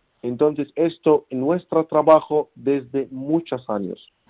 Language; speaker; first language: Spanish; non-native, learner; Arabic